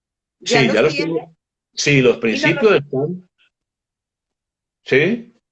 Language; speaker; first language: Spanish; native; Spanish